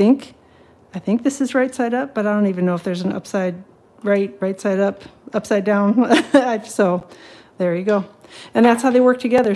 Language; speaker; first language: English; native; English